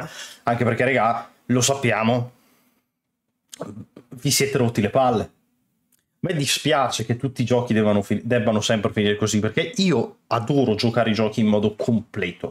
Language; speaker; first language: Italian; native; Italian